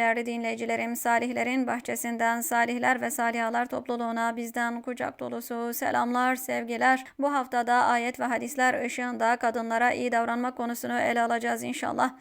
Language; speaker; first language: Turkish; native; Turkish